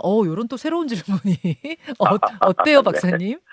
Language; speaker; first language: Korean; native; Korean